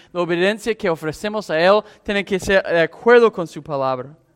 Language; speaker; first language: Spanish; non-native, fluent; English